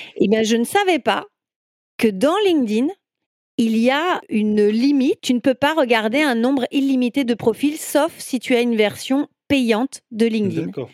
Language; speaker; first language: French; native; French